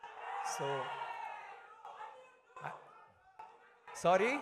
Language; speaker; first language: Telugu; non-native, fluent; Tamil